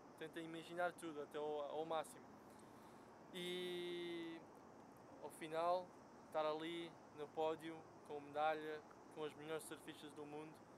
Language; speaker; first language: Portuguese; non-native, fluent; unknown